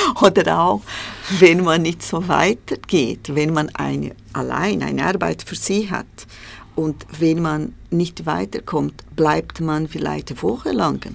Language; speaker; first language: German; non-native, learner; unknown